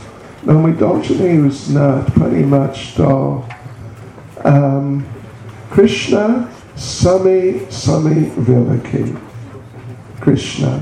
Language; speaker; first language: Russian; non-native, learner; English